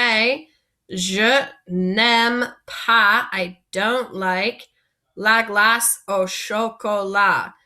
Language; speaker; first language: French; non-native, fluent; English